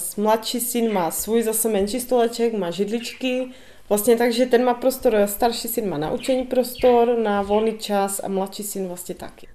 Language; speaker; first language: Czech; native; Czech